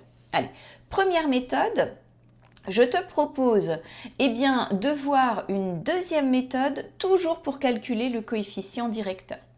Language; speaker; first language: French; native; French